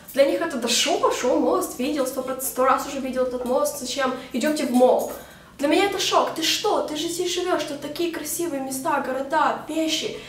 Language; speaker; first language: Russian; native; Russian